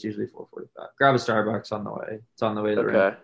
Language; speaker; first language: English; native; English